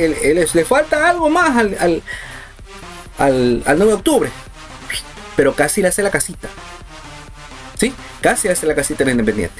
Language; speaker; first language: Spanish; native; Spanish